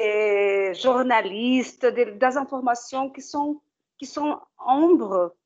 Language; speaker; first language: French; non-native, learner; Portuguese